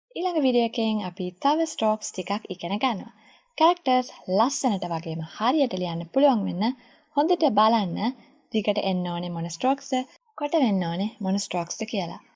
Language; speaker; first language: Sinhala; native; Sinhala